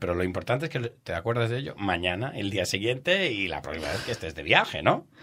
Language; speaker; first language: Spanish; non-native, fluent; English